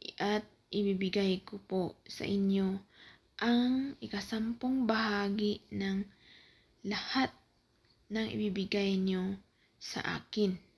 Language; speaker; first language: Filipino; non-native, local second language; Cebuano